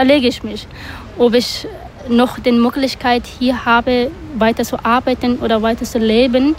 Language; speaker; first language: Dutch; non-native, learner; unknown